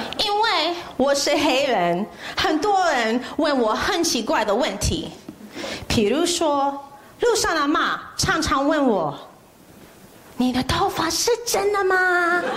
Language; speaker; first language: Chinese; non-native, fluent; English